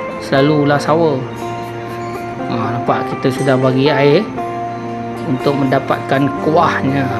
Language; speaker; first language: Malay; non-native, local second language; Iban